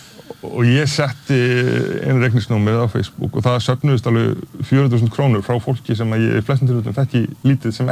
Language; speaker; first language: Icelandic; native; Icelandic